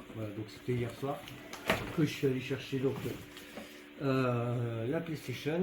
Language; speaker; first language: French; native; French